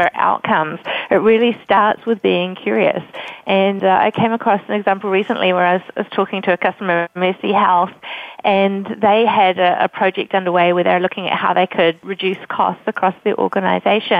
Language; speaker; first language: English; native; English